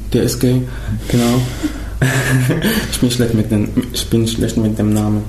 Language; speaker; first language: German; non-native, fluent; Arabic